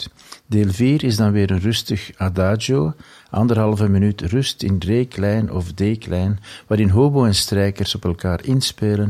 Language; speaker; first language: Dutch; native; Dutch